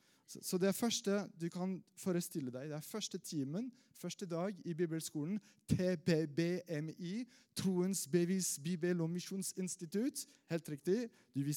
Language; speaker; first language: Norwegian; non-native, fluent; French